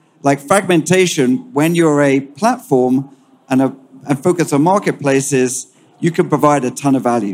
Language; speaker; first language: English; native; English